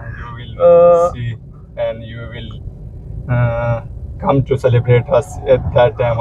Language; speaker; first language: English; non-native, learner; Pashto